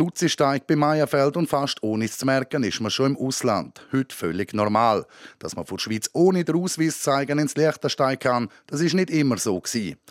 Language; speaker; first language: German; native; German